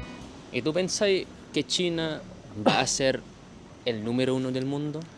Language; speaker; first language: Spanish; non-native, learner; Indonesian